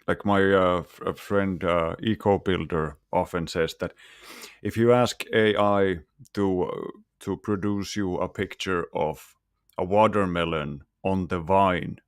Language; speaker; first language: English; non-native, fluent; Finnish